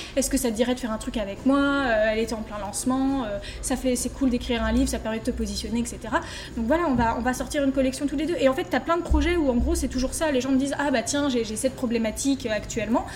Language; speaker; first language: French; native; French